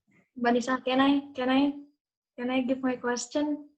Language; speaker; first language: English; non-native, learner; Indonesian